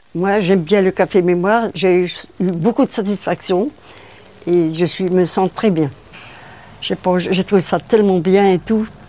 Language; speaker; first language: French; native; French